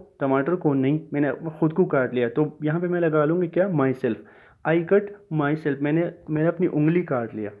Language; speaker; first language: Urdu; non-native, local second language; Pashto